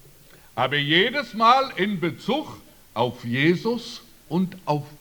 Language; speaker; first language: German; early bilingual, heritage; German